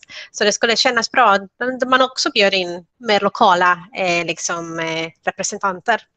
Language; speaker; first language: Swedish; non-native, fluent; Spanish